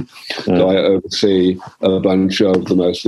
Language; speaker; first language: English; native; English